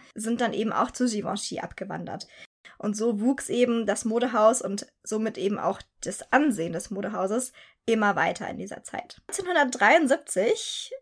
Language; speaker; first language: German; native; German